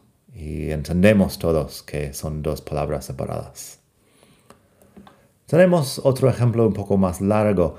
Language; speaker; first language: Spanish; non-native, fluent; English